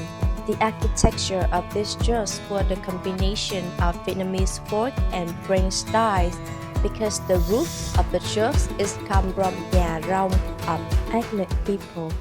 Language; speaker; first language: English; non-native, learner; Vietnamese